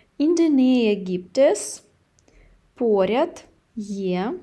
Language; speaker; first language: German; non-native, fluent; Ukrainian